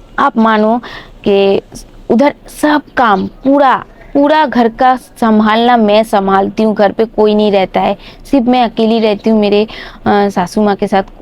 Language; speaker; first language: Hindi; non-native, local second language; Bangla